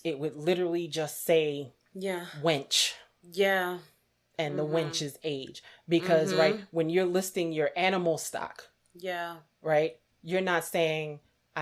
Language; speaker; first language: English; native; English